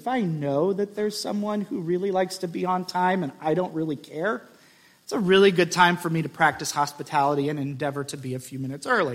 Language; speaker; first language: English; native; English